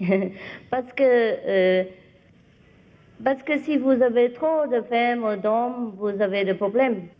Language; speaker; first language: French; non-native, fluent; Vietnamese